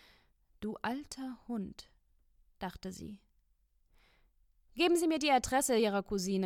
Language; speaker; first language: German; native; German